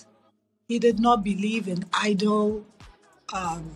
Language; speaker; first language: English; non-native, local second language; Akan